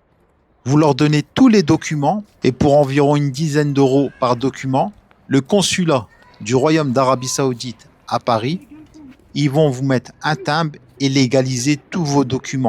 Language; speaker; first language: French; native; French